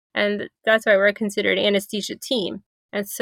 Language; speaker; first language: English; native; English